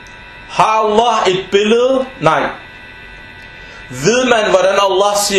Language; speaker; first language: Danish; non-native, fluent; Arabic